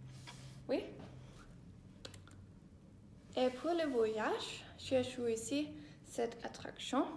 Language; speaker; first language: French; non-native, learner; Danish